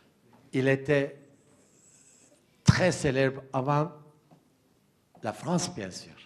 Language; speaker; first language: French; non-native, fluent; Turkish